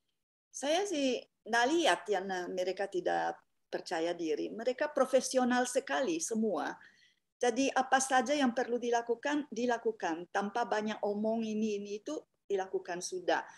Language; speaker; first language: Indonesian; non-native, fluent; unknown